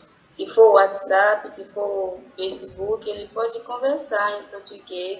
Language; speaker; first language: Portuguese; non-native, fluent; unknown